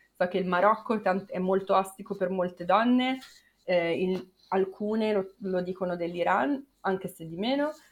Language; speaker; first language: Italian; native; Italian